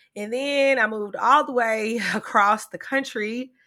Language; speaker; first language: English; native; English